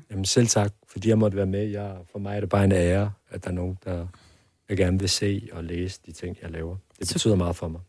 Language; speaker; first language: Danish; early bilingual, other home language; Persian